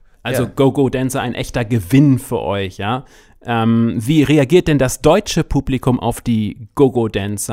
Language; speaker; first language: German; native; German